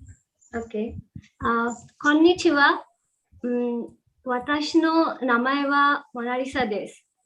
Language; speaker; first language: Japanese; non-native, learner; Assamese